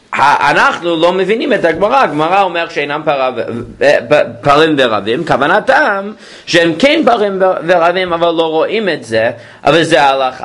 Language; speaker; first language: Hebrew; non-native, fluent; English